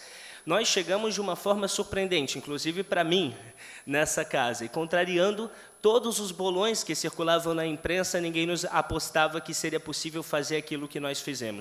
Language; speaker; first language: Portuguese; native; Portuguese